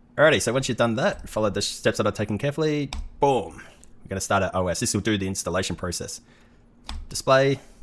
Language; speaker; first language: English; native; English